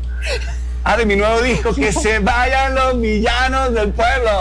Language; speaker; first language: Spanish; native; Spanish